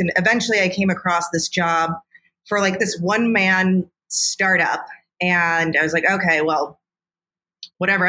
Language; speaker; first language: English; native; English